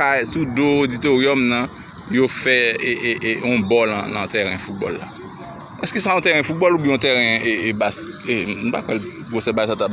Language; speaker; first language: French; non-native, local second language; Haitian Creole